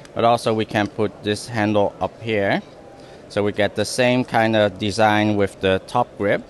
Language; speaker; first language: English; non-native, fluent; Dutch